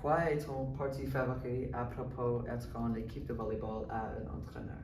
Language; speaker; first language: French; non-native, learner; English